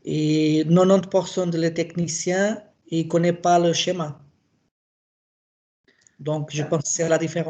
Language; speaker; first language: French; non-native, learner; Portuguese